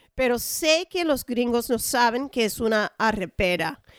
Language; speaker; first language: Spanish; non-native, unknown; English